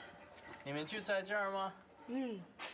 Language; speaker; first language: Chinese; non-native, learner; English